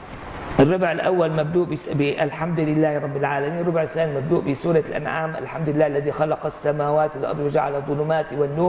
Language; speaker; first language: Arabic; native; Arabic